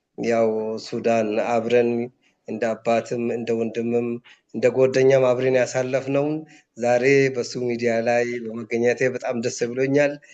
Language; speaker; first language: Amharic; non-native, local second language; Oromo